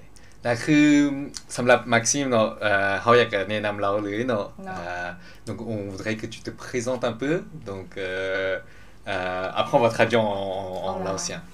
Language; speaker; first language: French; non-native, fluent; Lao